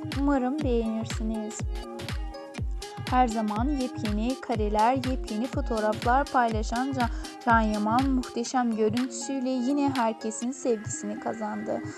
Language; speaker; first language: Turkish; native; Turkish